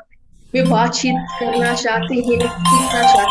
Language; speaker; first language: Hindi; non-native, fluent; English